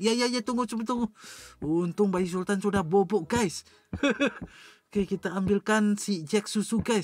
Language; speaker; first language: Indonesian; native; Indonesian